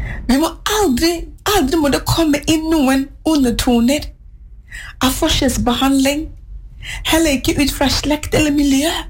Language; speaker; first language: Norwegian; non-native, fluent; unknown